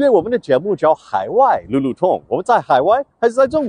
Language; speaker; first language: Chinese; non-native, fluent; English